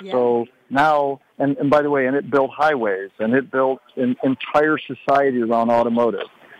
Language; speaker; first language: English; native; English